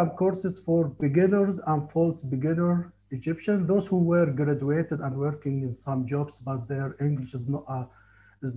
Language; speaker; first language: English; non-native, fluent; Arabic